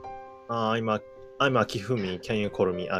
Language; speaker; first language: English; non-native, learner; Japanese